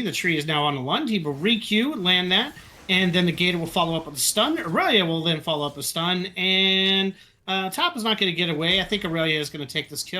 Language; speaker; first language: English; native; English